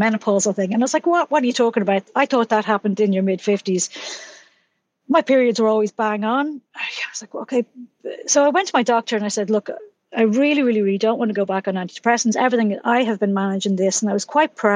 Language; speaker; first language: English; native; English